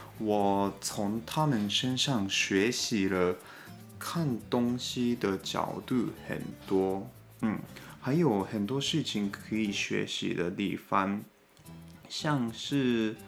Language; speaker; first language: Chinese; non-native, fluent; Japanese